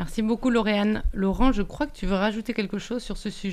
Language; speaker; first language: French; native; French